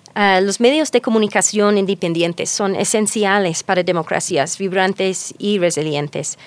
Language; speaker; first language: Spanish; non-native, fluent; English